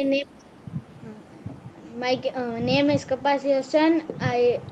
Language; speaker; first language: English; non-native, learner; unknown